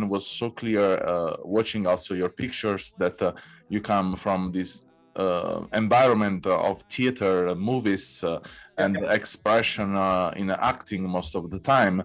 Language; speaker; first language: English; non-native, learner; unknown